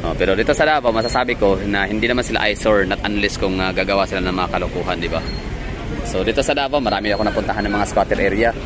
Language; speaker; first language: Filipino; non-native, local second language; Cebuano